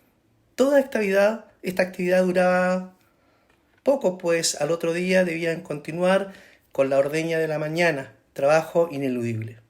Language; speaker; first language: Spanish; native; Spanish